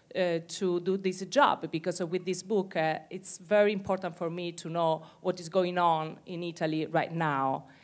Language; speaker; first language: English; non-native, fluent; Italian